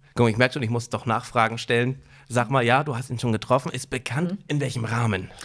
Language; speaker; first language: German; native; German